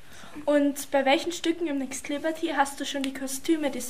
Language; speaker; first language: German; native; German